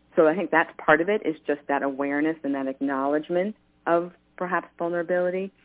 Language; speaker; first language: English; native; English